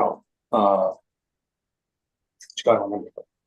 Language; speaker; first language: Japanese; non-native, learner; English